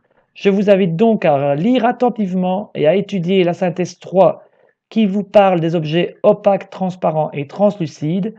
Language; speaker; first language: French; native; French